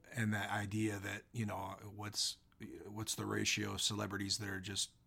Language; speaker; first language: English; native; English